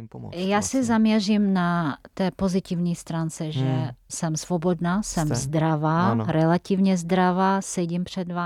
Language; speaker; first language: Czech; non-native, fluent; Tatar